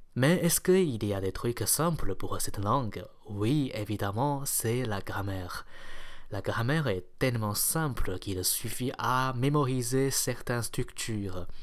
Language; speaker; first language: French; non-native, fluent; Chinese